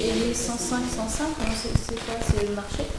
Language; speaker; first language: French; native; French